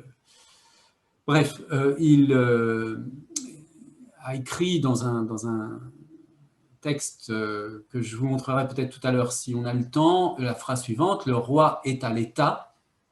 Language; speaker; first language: French; native; French